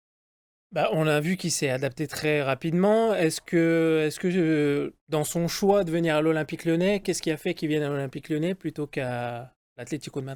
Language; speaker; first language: French; native; French